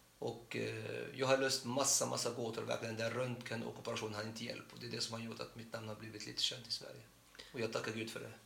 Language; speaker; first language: Swedish; non-native, fluent; Arabic